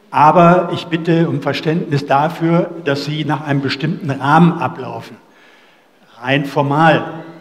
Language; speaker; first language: German; native; German